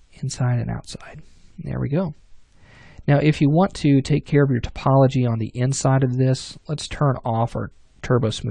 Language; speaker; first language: English; native; English